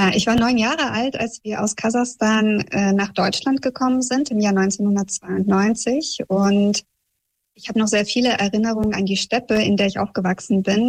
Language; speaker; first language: German; early bilingual, other home language; Russian